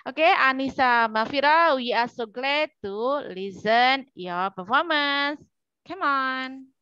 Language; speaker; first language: English; non-native, learner; Indonesian